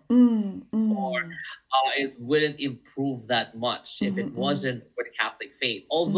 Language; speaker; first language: English; non-native, local second language; Filipino